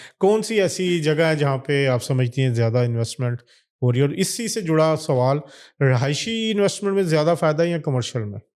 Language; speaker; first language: Urdu; native; Urdu